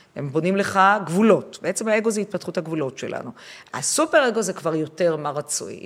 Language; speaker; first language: Hebrew; native; Hebrew